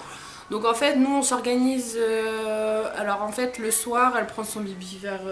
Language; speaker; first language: French; native; French